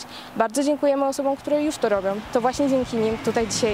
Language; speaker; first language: Polish; native; Polish